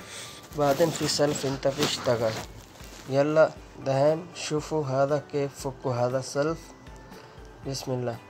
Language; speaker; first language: Arabic; non-native, learner; Urdu